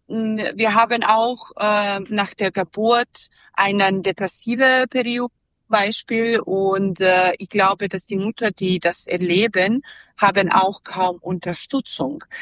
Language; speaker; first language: German; non-native, learner; Serbian